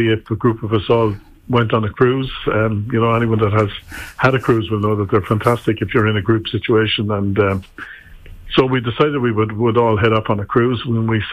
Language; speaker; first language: English; native; English